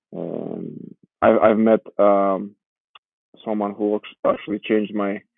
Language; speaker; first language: English; non-native, fluent; Georgian